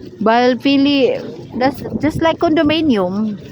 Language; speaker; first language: German; non-native, learner; Cebuano